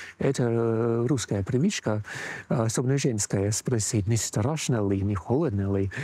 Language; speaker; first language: Russian; non-native, fluent; English